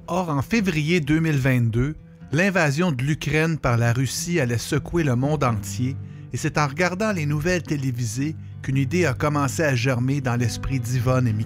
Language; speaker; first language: French; native; French